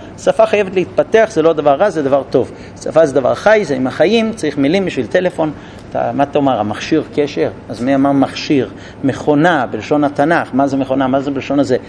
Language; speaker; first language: Hebrew; non-native, fluent; English